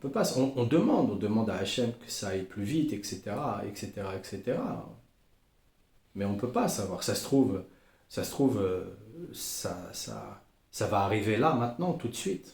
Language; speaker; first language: French; native; French